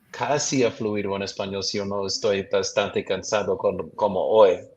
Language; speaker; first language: Spanish; non-native, learner; English